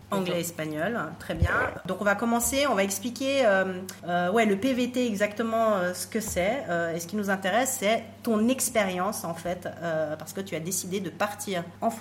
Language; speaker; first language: French; native; French